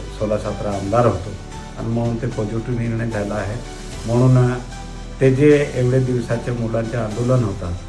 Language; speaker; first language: Marathi; non-native, local second language; Bhili